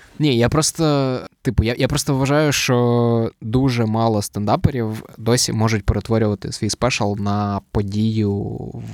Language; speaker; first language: Ukrainian; native; Ukrainian